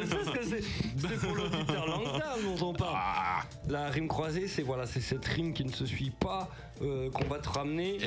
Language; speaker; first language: French; native; French